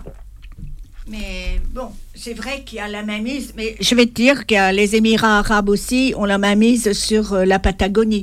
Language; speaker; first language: French; non-native, fluent; Spanish